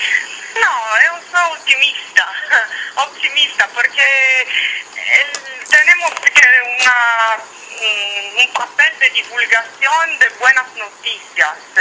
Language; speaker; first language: Spanish; non-native, learner; Italian